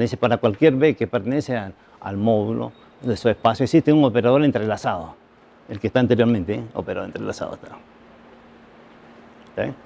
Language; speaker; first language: Spanish; native; Spanish